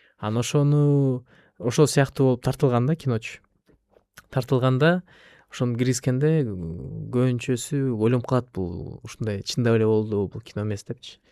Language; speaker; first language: Kyrgyz; non-native, local second language; Russian